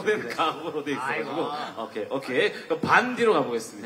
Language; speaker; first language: Korean; native; Korean